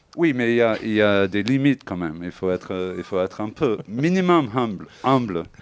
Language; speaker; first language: French; non-native, fluent; English